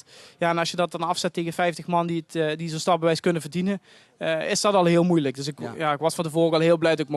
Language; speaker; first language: Dutch; native; Dutch